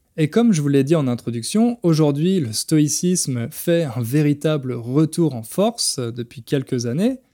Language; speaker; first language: French; native; French